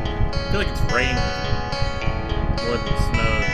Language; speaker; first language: English; native; English